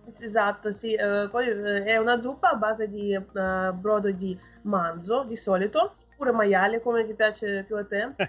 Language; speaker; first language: Italian; non-native, fluent; Russian